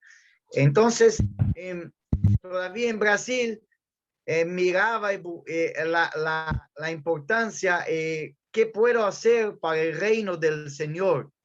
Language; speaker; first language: Spanish; non-native, fluent; Portuguese